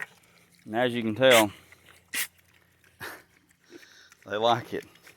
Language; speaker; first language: English; native; English